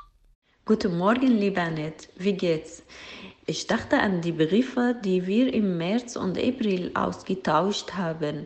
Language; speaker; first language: German; non-native, learner; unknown